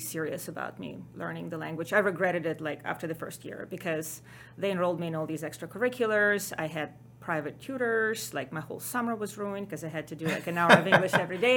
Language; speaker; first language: English; non-native, fluent; Ukrainian